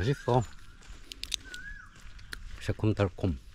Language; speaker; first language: Korean; native; Korean